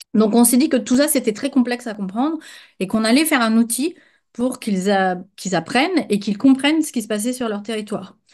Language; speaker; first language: French; native; French